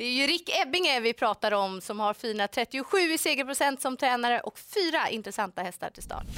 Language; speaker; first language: Swedish; native; Swedish